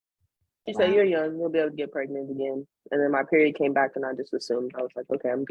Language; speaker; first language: English; native; English